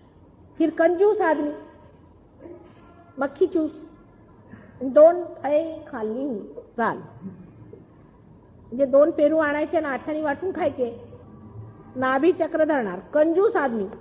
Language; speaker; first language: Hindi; non-native, local second language; Marathi